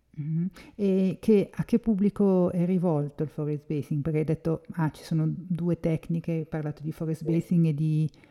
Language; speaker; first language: Italian; native; Italian